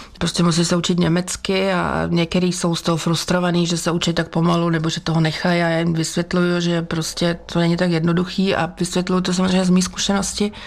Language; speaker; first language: Czech; native; Czech